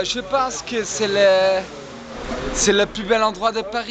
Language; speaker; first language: French; non-native, learner; English